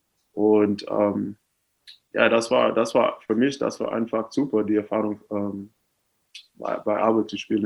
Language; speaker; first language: German; non-native, fluent; English